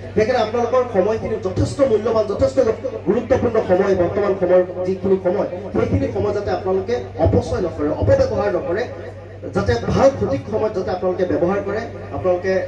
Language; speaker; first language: Assamese; non-native, local second language; Sylheti